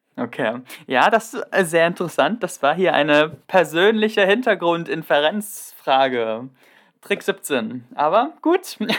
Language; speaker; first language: German; early bilingual, heritage; Greek